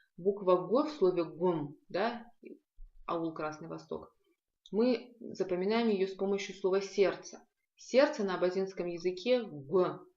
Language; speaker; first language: Russian; non-native, local second language; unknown